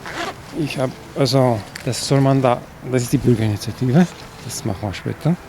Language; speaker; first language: German; non-native, fluent; Chinese